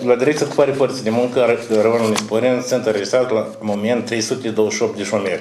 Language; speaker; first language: Romanian; native; Romanian